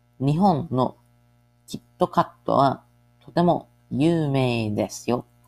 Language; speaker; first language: Japanese; non-native, learner; English